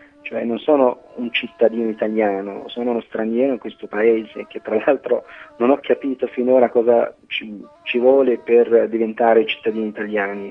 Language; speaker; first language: Italian; non-native, fluent; Arabic